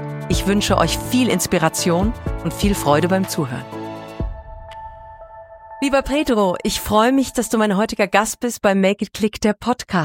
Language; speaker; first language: German; native; German